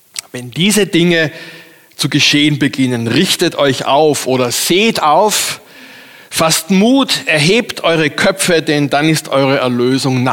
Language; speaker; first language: German; native; German